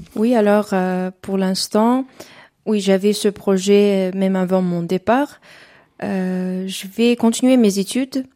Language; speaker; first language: French; non-native, fluent; Uzbek